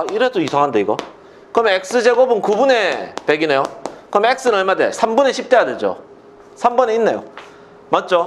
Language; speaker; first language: Korean; native; Korean